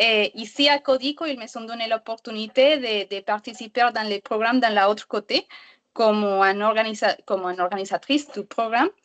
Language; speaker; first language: French; non-native, learner; Spanish